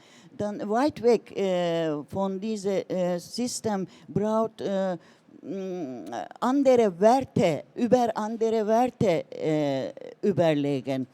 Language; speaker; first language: German; non-native, learner; Turkish